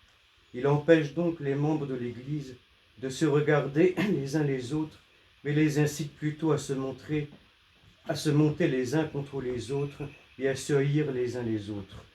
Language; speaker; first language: French; native; French